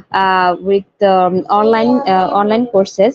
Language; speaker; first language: English; non-native, learner; Bangla